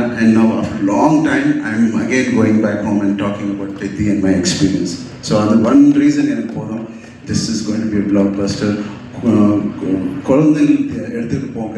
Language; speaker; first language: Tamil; non-native, learner; Telugu